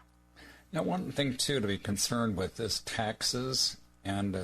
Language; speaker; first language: English; native; English